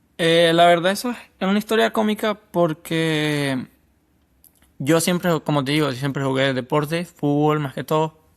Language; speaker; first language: Spanish; native; Spanish